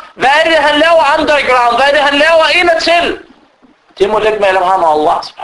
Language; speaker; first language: Danish; early bilingual, other home language; Arabic